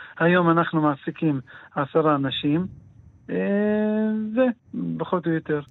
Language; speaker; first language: Hebrew; non-native, local second language; Arabic